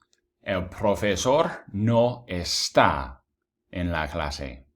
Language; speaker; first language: Spanish; non-native, fluent; English